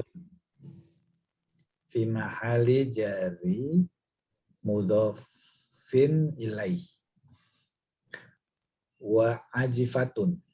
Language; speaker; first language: Arabic; non-native, learner; Indonesian